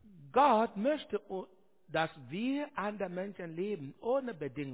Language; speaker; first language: German; non-native, learner; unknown